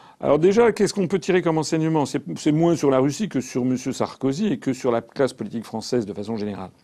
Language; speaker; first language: French; native; French